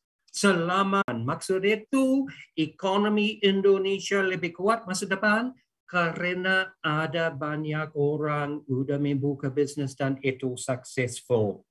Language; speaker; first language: Indonesian; non-native, fluent; English